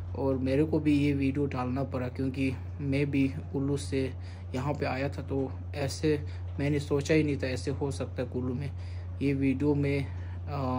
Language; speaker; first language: Hindi; non-native, local second language; Tibetan